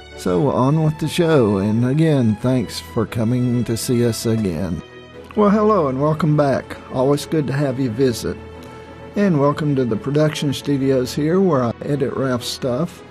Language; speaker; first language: English; native; English